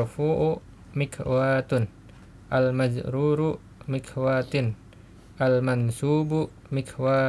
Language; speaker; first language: Arabic; non-native, learner; Indonesian